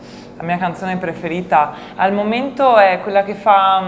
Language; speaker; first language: Italian; native; Italian